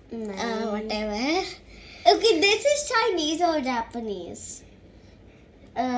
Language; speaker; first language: English; non-native, local second language; Hindi